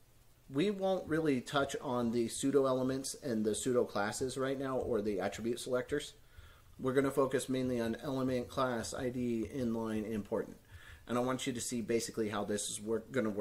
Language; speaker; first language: English; native; English